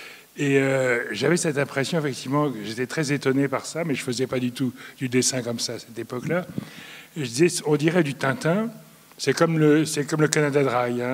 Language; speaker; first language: French; native; French